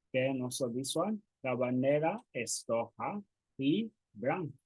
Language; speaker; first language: Spanish; non-native, learner; Swahili